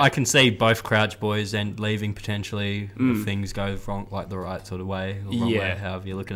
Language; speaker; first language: English; native; English